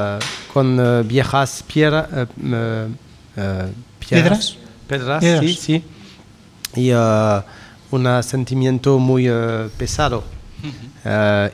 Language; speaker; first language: Spanish; non-native, learner; French